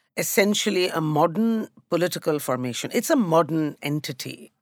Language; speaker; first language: English; non-native, local second language; Bangla